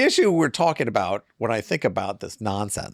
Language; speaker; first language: English; native; English